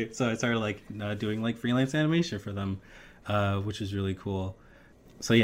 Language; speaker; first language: English; native; English